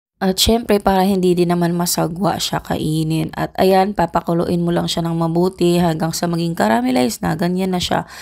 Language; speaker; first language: Filipino; non-native, local second language; Aklanon